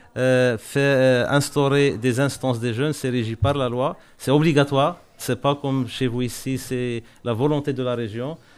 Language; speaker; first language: French; non-native, local second language; Arabic